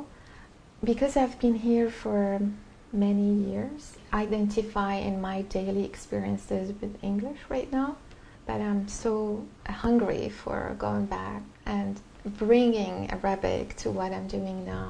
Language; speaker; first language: English; non-native, fluent; Arabic